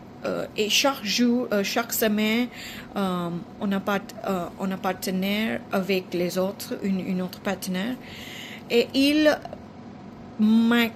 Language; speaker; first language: French; non-native, fluent; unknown